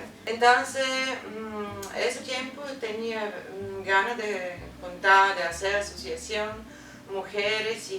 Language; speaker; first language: Spanish; non-native, learner; Bulgarian